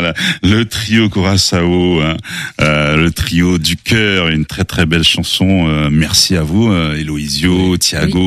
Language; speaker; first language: French; native; French